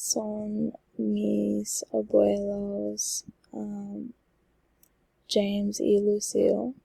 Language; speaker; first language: Spanish; non-native, learner; English